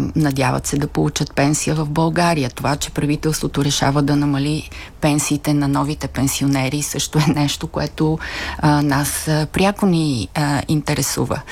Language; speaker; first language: Bulgarian; native; Bulgarian